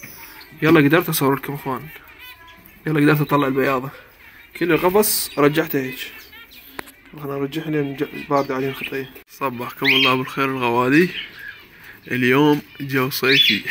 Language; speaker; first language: Arabic; native; Arabic